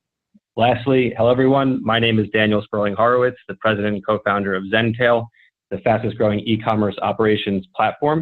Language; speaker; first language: English; native; English